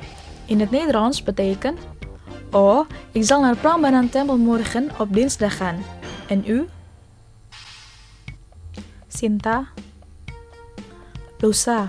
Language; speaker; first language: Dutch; non-native, fluent; Indonesian